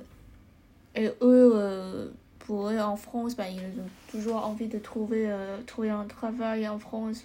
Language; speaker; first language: French; non-native, learner; Chinese